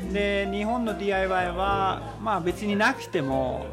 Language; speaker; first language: Japanese; non-native, fluent; Danish